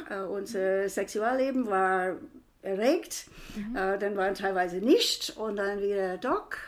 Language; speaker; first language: German; non-native, fluent; English